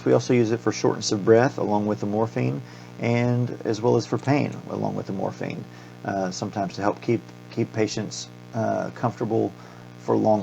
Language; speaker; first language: English; native; English